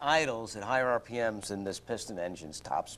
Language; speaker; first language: English; native; English